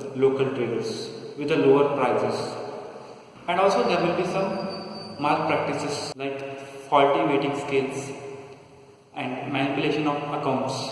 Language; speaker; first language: English; non-native, local second language; Kannada